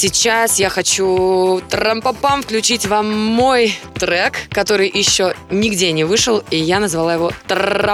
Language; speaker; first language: Russian; native; Russian